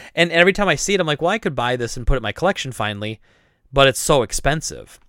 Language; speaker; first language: English; native; English